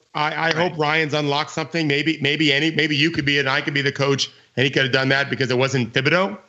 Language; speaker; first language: English; native; English